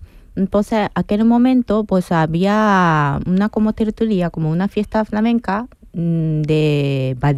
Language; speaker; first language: Spanish; non-native, fluent; Japanese